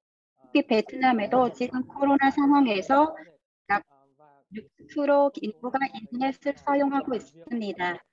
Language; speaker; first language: Korean; non-native, fluent; Vietnamese